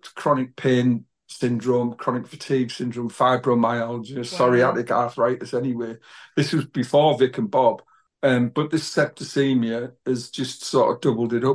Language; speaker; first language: English; native; English